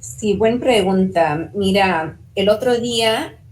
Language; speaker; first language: Spanish; early bilingual, heritage; Spanish